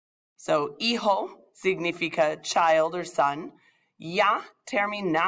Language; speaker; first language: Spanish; non-native, fluent; English